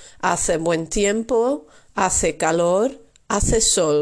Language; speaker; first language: Spanish; non-native, fluent; Dutch